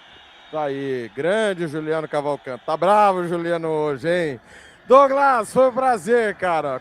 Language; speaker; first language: Portuguese; native; Portuguese